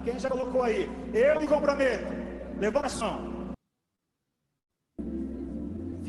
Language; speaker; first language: Portuguese; native; Portuguese